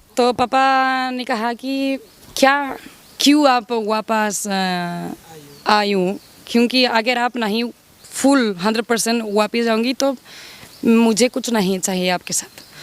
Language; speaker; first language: Hindi; non-native, learner; Spanish